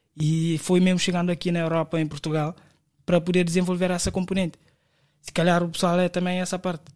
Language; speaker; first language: Portuguese; non-native, local second language; Kabuverdianu